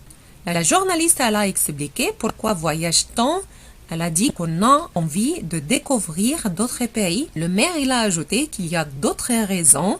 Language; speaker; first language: French; non-native, fluent; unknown